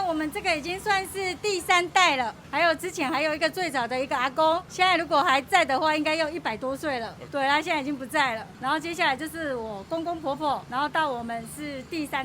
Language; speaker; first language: Chinese; native; Chinese